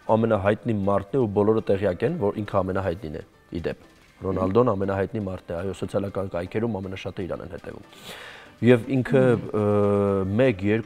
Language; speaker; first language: Armenian; native; Armenian